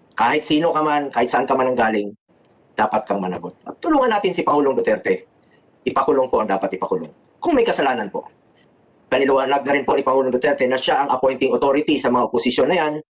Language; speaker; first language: Filipino; non-native, local second language; Cebuano